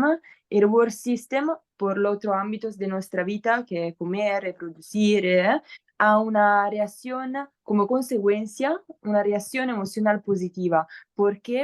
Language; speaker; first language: Spanish; non-native, learner; Italian